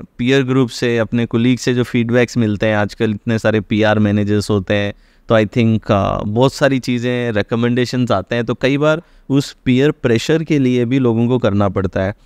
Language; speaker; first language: Hindi; native; Hindi